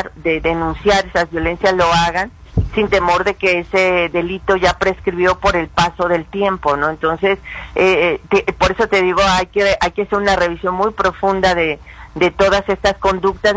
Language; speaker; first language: Spanish; native; Spanish